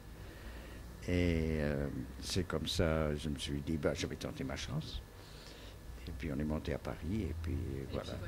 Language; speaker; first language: French; non-native, fluent; English